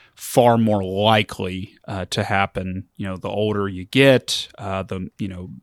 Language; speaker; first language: English; early bilingual, other home language; German